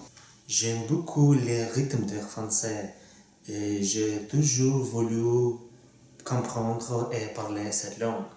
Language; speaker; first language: French; non-native, learner; Russian